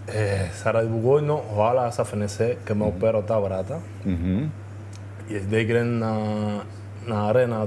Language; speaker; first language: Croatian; non-native, learner; Spanish